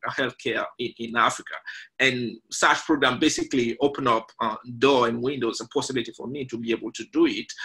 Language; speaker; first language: English; non-native, fluent; French